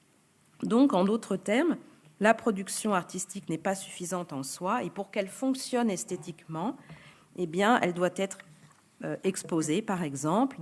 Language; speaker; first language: French; native; French